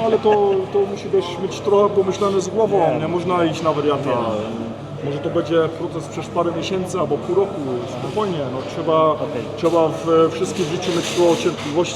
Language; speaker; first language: Polish; early bilingual, heritage; Polish